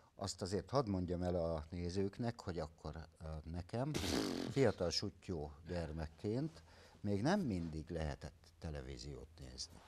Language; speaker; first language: Hungarian; native; Hungarian